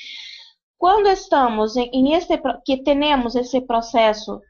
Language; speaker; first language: Spanish; non-native, fluent; Portuguese